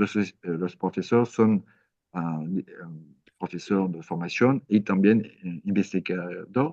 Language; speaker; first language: Spanish; non-native, learner; French